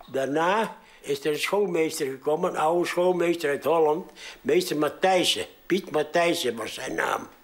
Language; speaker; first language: Dutch; early bilingual, heritage; Dutch